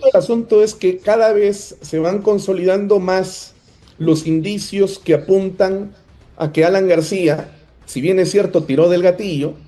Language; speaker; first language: Spanish; native; Spanish